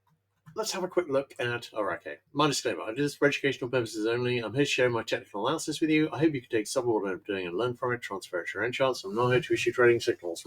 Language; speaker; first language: English; native; English